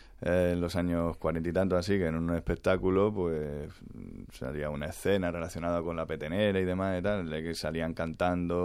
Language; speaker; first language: Spanish; native; Spanish